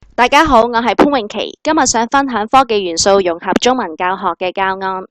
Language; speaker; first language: Cantonese; native; Cantonese